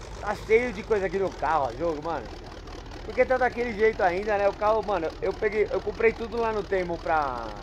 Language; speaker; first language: Portuguese; native; Portuguese